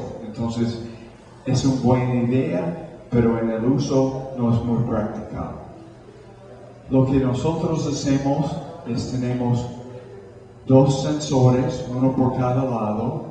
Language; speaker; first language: Spanish; non-native, fluent; English